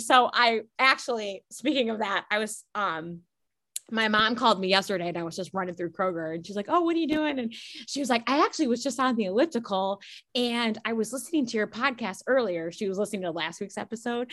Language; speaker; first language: English; native; English